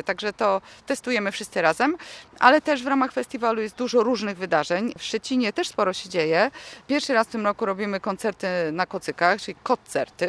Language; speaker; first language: Polish; native; Polish